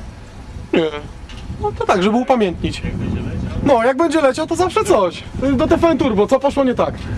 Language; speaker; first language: Polish; native; Polish